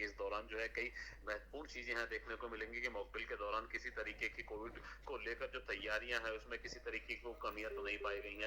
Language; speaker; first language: Hindi; native; Hindi